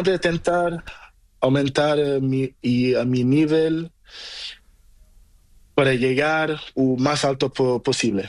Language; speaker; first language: Spanish; non-native, learner; Portuguese